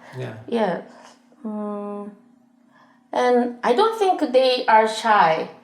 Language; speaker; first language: English; non-native, learner; Korean